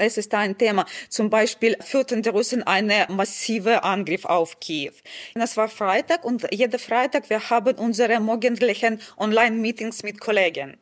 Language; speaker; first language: German; non-native, fluent; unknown